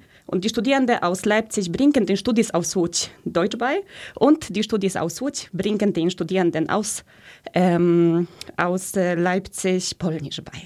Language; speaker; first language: German; early bilingual, other home language; Polish